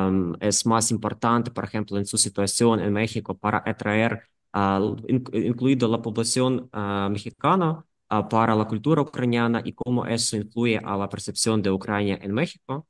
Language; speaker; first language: Spanish; non-native, fluent; Ukrainian